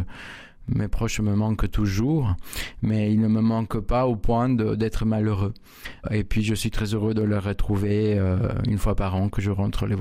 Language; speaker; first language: French; non-native, fluent; Spanish